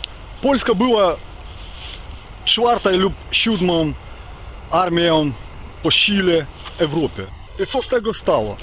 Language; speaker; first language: Polish; non-native, learner; Ukrainian